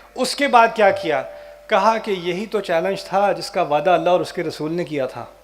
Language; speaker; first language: Urdu; native; Urdu